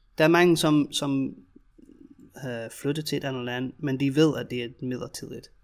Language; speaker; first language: Danish; native; Danish